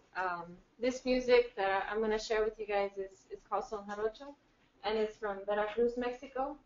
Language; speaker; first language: English; native; English